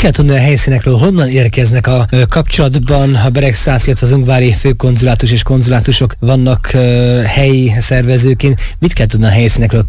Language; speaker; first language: Hungarian; native; Hungarian